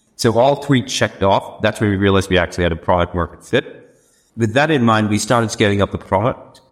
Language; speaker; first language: English; non-native, local second language; Sinhala